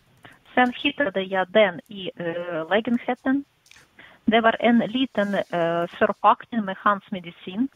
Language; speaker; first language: Swedish; non-native, fluent; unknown